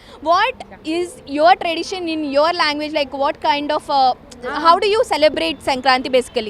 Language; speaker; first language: English; non-native, local second language; Telugu